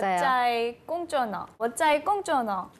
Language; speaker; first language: Chinese; non-native, learner; Korean